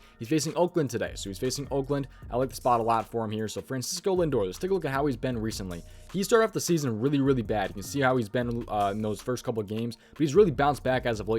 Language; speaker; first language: English; native; English